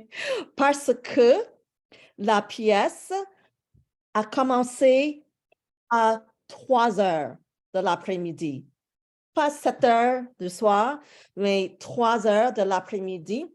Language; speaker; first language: French; non-native, fluent; English